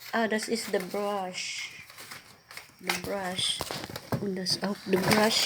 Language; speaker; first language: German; non-native, learner; Filipino